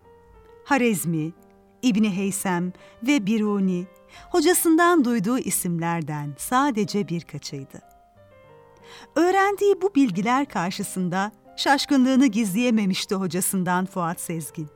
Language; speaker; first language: Turkish; native; Turkish